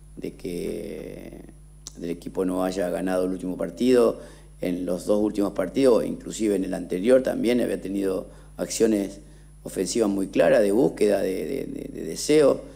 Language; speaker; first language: Spanish; native; Spanish